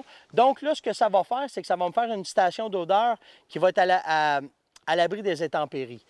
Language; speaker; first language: French; native; French